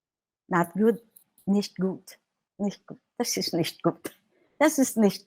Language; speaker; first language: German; non-native, fluent; Filipino